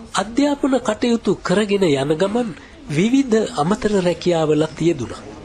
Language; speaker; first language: Sinhala; native; Sinhala